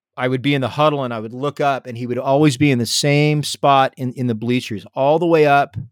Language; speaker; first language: English; native; English